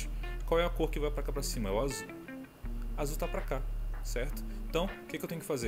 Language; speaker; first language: Portuguese; native; Portuguese